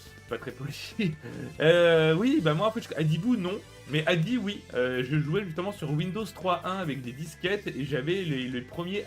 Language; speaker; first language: French; native; French